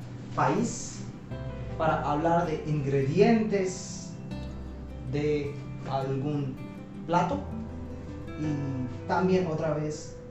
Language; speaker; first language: Spanish; non-native, fluent; Hindi